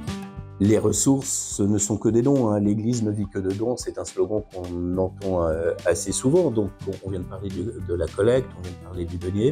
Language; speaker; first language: French; native; French